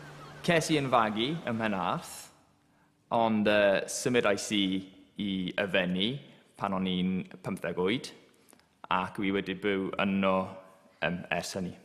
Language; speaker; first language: Welsh; non-native, local second language; English